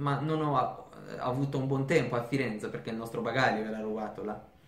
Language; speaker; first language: Italian; non-native, fluent; Persian